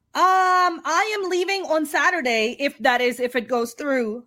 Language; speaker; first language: English; non-native, local second language; Urdu